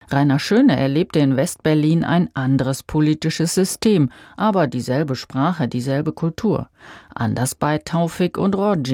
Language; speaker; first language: German; native; German